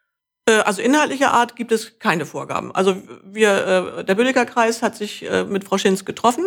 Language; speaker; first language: German; native; German